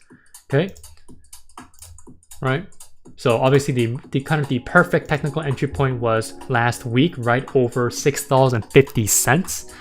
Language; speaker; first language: English; native; English